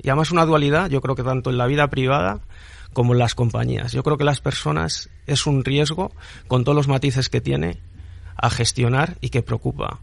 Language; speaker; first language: Spanish; native; Spanish